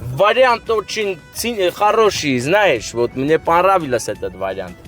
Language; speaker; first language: Russian; non-native, learner; Armenian